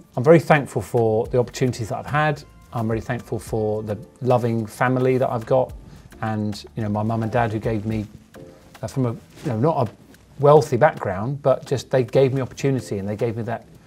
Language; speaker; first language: English; native; English